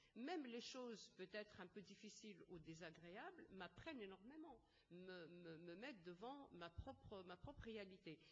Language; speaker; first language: French; non-native, local second language; Arabic